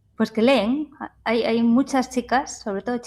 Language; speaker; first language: Spanish; native; Spanish